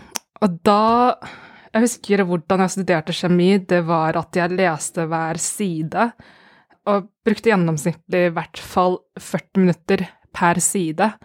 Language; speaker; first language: Norwegian; non-native, fluent; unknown